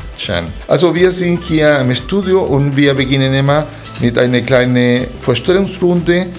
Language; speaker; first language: German; non-native, fluent; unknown